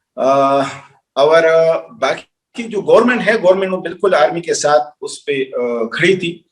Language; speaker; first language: Urdu; non-native, local second language; Pashto